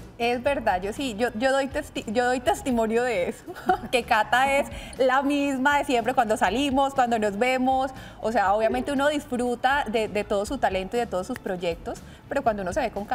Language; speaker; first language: Spanish; native; Spanish